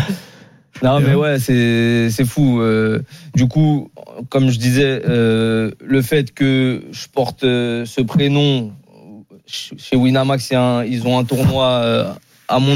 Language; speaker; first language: French; native; French